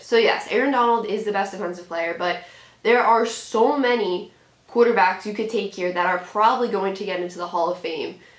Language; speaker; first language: English; native; English